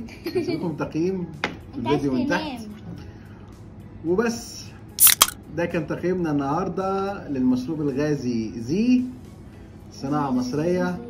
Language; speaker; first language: Arabic; native; Arabic